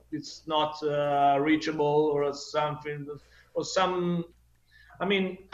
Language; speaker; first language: English; non-native, fluent; Italian